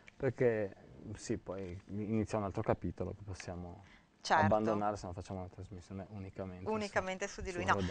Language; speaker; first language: Italian; native; Italian